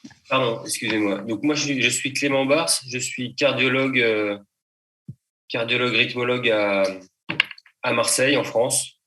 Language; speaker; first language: French; native; French